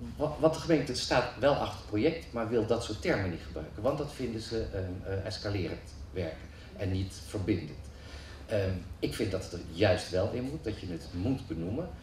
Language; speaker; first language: Dutch; native; Dutch